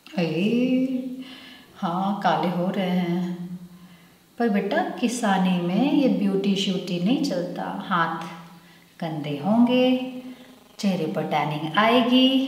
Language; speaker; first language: Hindi; native; Hindi